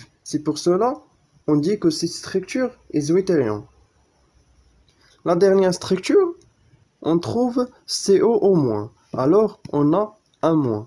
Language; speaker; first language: French; non-native, local second language; Arabic